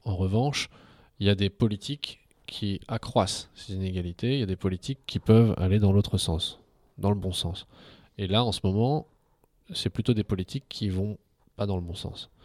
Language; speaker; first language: French; early bilingual, other home language; Arabic